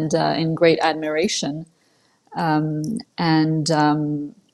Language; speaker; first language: English; non-native, fluent; French